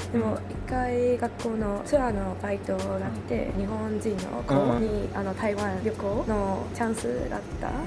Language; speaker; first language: Japanese; non-native, learner; Chinese